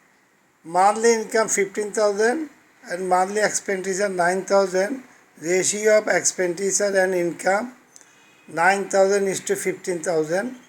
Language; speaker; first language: English; non-native, fluent; Bangla